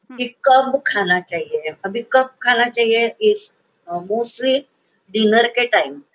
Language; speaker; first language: Hindi; non-native, local second language; Marathi